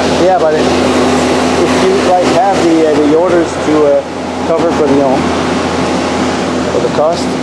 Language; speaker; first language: English; non-native, local second language; French